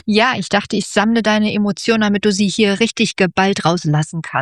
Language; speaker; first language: German; native; German